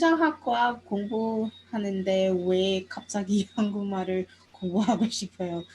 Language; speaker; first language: Korean; non-native, learner; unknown